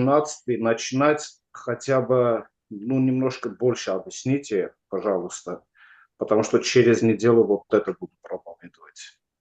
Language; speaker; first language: Russian; non-native, learner; Armenian